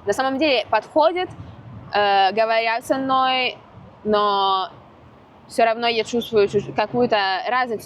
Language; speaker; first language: Russian; non-native, fluent; Italian